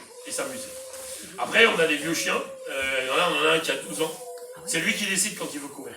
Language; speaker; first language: French; native; French